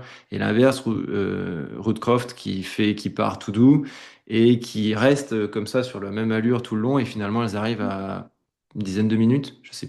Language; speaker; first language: French; native; French